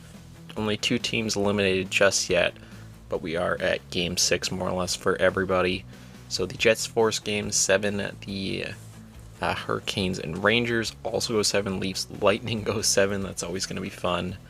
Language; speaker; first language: English; native; English